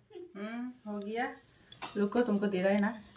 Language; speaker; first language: Hindi; non-native, local second language; Bangla